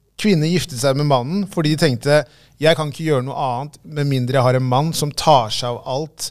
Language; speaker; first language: Norwegian; early bilingual, other home language; Tigrinya